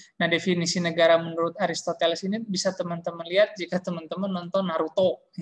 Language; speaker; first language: Malay; non-native, local second language; Sundanese